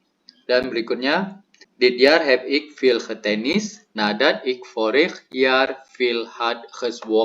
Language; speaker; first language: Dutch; non-native, learner; Indonesian